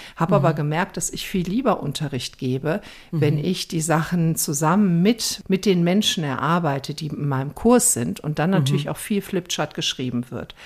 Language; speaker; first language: German; early bilingual, other home language; Croatian